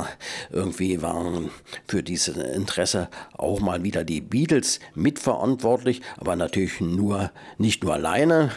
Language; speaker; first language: German; native; German